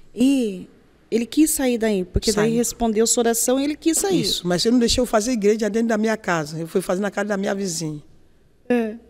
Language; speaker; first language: Portuguese; non-native, fluent; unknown